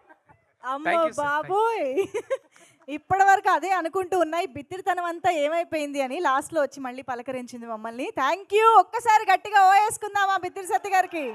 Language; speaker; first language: Telugu; native; Telugu